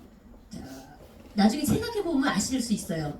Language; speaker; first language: Korean; native; Korean